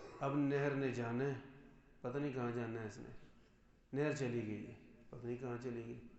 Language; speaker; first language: Urdu; non-native, local second language; Punjabi